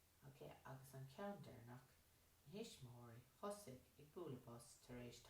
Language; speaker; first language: Irish; non-native, local second language; English